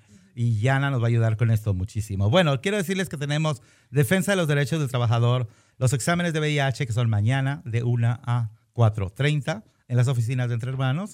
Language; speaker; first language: Spanish; native; Spanish